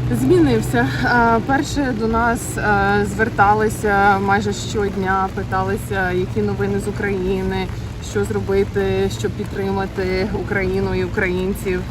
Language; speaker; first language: Ukrainian; early bilingual, heritage; Ukrainian